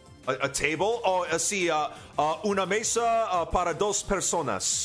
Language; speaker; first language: Spanish; non-native, learner; Portuguese